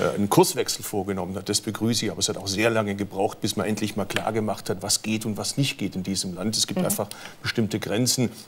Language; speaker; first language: German; early bilingual, other home language; Turkish